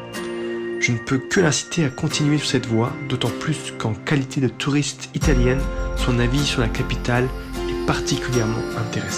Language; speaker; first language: French; native; French